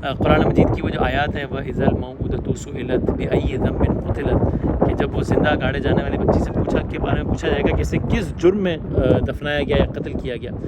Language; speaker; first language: Urdu; native; Urdu